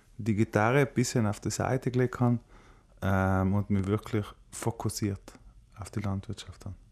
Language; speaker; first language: German; native; German